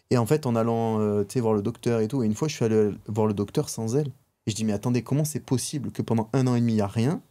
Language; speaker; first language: French; native; French